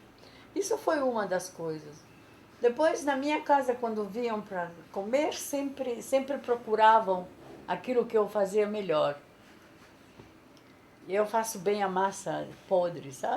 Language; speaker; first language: Portuguese; non-native, fluent; Polish